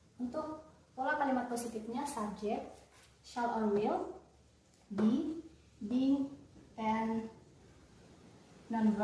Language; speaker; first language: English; non-native, learner; Indonesian